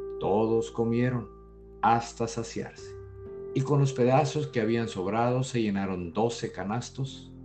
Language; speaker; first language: Spanish; native; Spanish